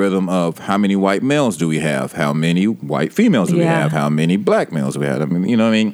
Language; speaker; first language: English; native; English